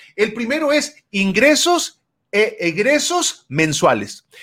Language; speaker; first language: Spanish; native; Spanish